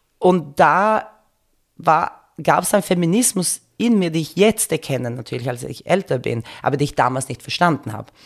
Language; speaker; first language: German; non-native, fluent; Finnish